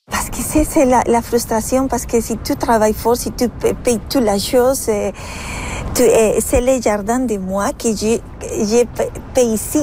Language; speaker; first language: French; non-native, learner; Spanish